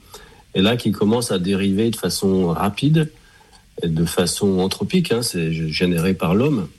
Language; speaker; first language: French; native; French